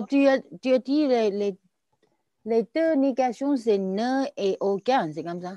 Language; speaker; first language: French; native; French